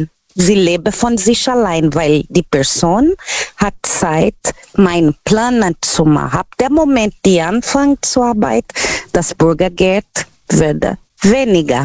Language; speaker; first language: German; non-native, learner; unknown